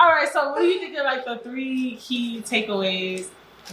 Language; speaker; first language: English; native; English